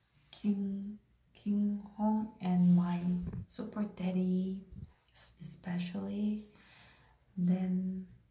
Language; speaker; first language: English; non-native, learner; Korean